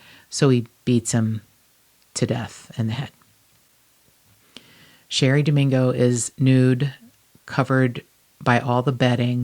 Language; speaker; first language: English; native; English